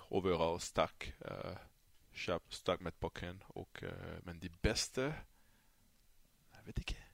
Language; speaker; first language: Norwegian; non-native, fluent; French